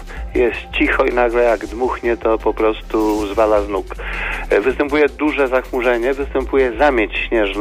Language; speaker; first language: Polish; native; Polish